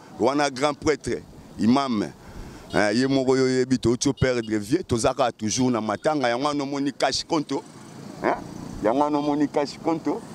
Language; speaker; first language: Lingala; native; Lingala